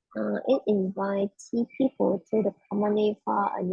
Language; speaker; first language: English; non-native, learner; Vietnamese